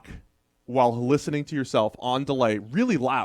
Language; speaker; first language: English; native; English